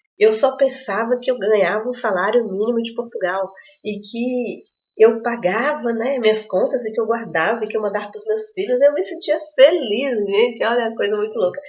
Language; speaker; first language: Portuguese; native; Portuguese